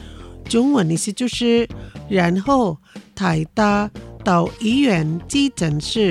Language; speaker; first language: Chinese; non-native, fluent; Indonesian